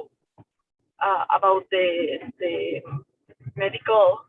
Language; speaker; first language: English; non-native, learner; Spanish